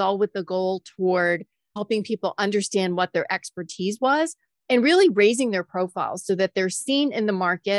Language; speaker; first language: English; native; English